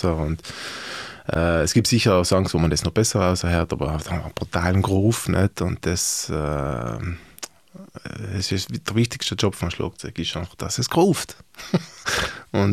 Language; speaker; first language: German; native; German